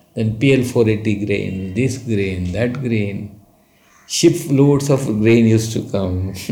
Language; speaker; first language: English; non-native, local second language; Marathi